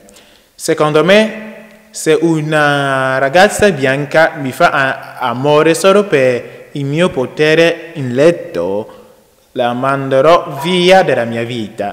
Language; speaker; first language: Italian; non-native, learner; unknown